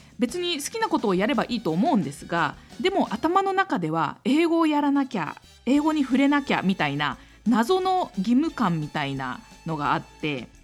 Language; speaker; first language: Japanese; native; Japanese